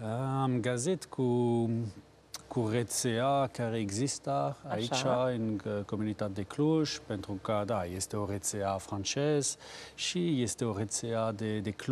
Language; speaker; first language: Romanian; non-native, learner; French